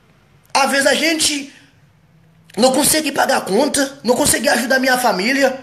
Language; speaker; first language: Portuguese; non-native, fluent; Haitian Creole